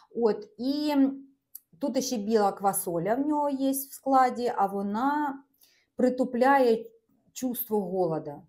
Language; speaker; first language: Ukrainian; non-native, local second language; Russian